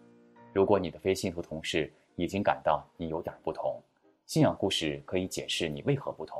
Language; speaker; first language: Chinese; native; Chinese